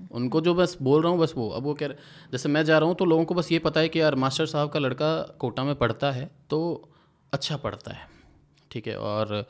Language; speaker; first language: Hindi; native; Hindi